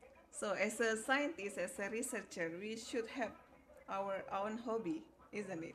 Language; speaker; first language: English; non-native, fluent; Indonesian